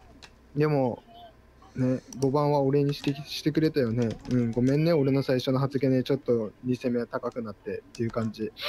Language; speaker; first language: Japanese; native; Japanese